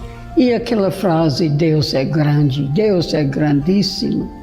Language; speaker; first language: Portuguese; non-native, fluent; English